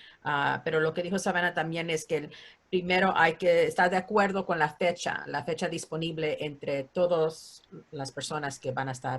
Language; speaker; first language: Spanish; early bilingual, heritage; Spanish